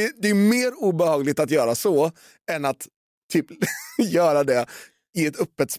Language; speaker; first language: Swedish; native; Swedish